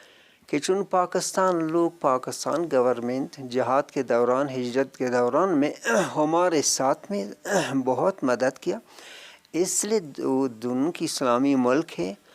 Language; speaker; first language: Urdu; non-native, learner; Persian